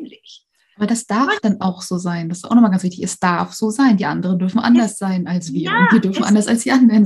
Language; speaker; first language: German; native; German